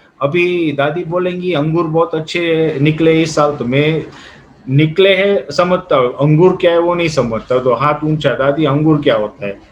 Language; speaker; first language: Hindi; non-native, fluent; Gujarati